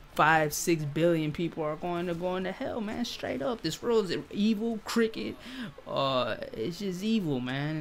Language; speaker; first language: English; native; English